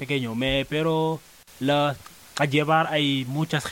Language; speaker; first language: Spanish; non-native, learner; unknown